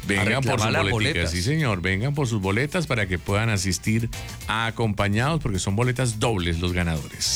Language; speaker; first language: Spanish; native; Spanish